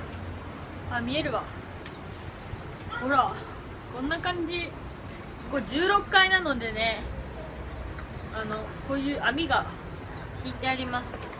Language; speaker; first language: Japanese; early bilingual, other home language; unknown